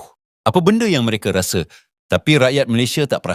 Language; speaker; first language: Malay; native; Malay